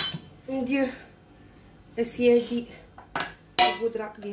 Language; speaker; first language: Arabic; native; Arabic